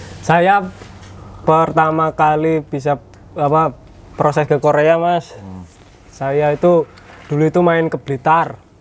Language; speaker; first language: Indonesian; non-native, local second language; Javanese